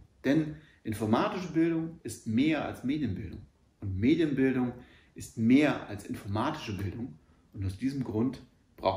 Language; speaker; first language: German; native; German